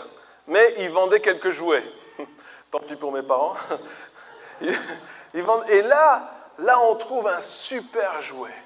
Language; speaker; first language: French; native; French